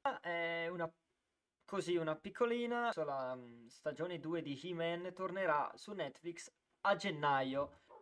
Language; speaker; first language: Italian; native; Italian